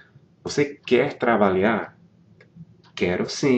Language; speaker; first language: Portuguese; non-native, fluent; English